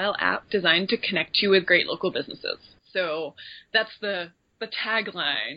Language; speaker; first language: English; native; English